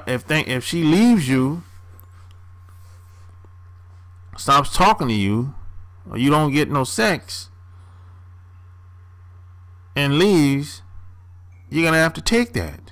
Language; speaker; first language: English; native; English